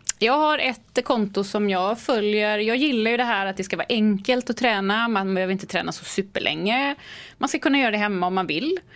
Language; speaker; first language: Swedish; native; Swedish